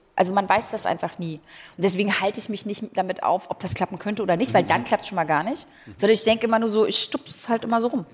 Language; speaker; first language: German; native; German